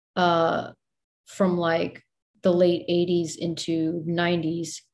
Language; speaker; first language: English; native; English